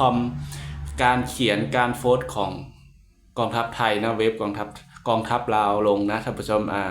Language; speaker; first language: Thai; non-native, local second language; Lao